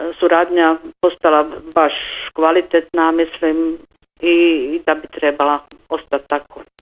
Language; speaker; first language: Bosnian; non-native, fluent; Czech